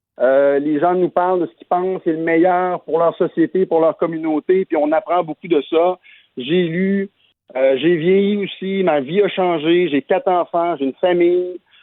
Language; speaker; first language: French; native; French